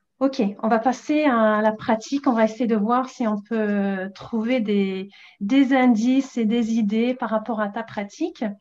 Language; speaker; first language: French; non-native, fluent; English